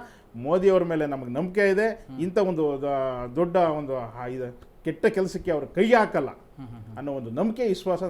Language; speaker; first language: Kannada; native; Kannada